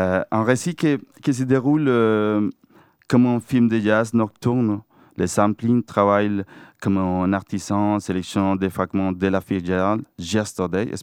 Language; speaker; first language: French; non-native, fluent; Spanish